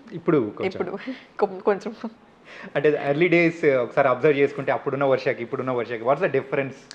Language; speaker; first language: Telugu; native; Telugu